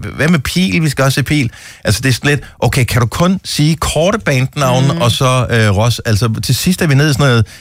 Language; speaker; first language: Danish; native; Danish